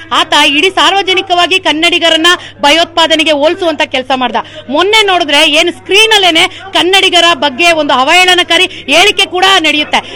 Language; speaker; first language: Kannada; native; Kannada